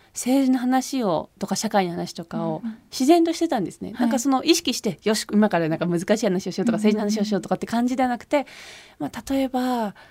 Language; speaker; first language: Japanese; early bilingual, other home language; German